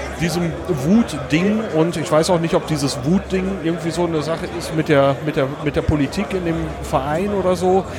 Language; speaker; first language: German; native; German